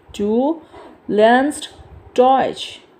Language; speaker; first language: German; non-native, learner; Bangla